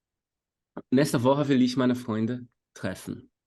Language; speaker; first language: German; non-native, fluent; Portuguese